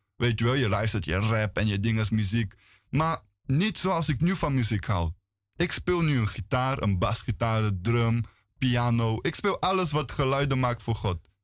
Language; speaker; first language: Dutch; early bilingual, other home language; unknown